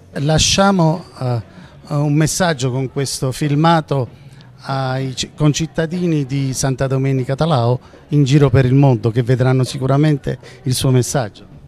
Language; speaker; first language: Italian; native; Italian